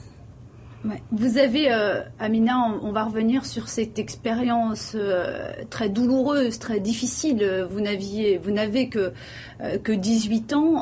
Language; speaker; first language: French; native; French